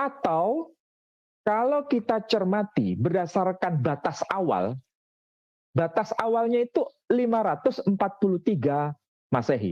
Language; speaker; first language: Indonesian; native; Indonesian